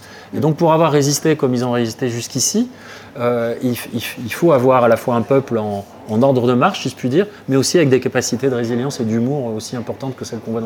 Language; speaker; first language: French; native; French